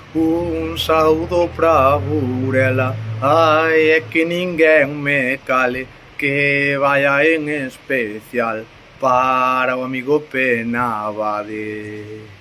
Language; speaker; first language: Galician; native; Galician